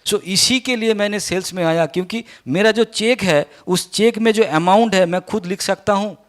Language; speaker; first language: Hindi; non-native, local second language; Bangla